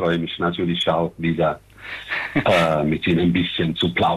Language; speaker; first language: German; non-native, fluent; Italian